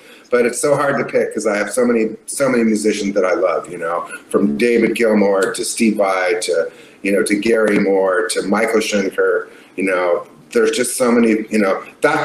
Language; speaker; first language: English; native; English